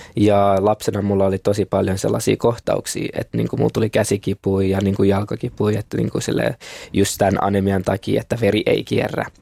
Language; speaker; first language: Finnish; early bilingual, other home language; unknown